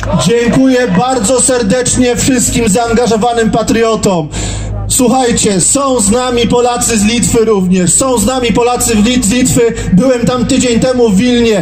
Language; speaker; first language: Polish; native; Polish